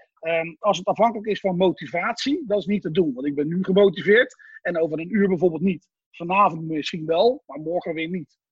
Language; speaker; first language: Dutch; native; Dutch